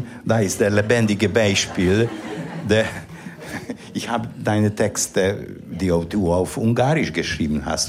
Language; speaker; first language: German; non-native, fluent; Hungarian